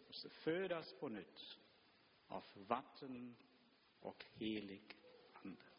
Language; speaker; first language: Swedish; non-native, fluent; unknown